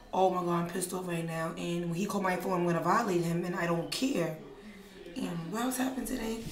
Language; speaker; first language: English; native; English